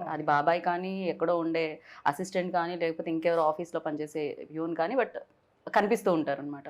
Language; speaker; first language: Telugu; native; Telugu